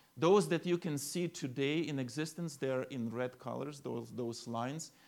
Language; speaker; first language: English; non-native, fluent; Ukrainian